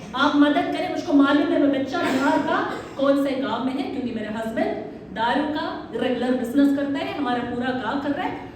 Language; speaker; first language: Hindi; non-native, local second language; Malayalam